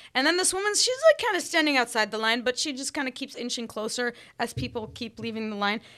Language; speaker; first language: English; early bilingual, other home language; Arabic